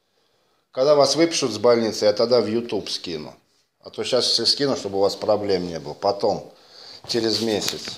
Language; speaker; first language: Russian; native; Russian